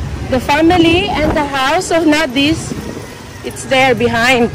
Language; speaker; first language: English; non-native, local second language; Aklanon